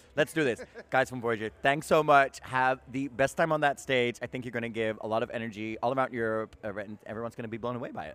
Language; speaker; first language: English; non-native, fluent; Dutch